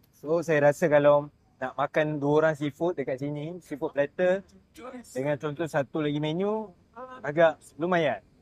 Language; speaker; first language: Malay; native; Malay